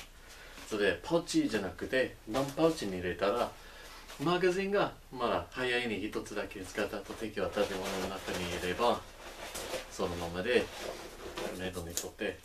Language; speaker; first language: Japanese; non-native, learner; English